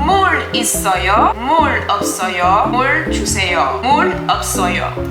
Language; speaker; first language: Korean; non-native, learner; English